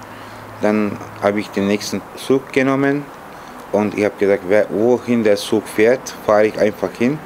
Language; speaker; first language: German; non-native, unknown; Turkish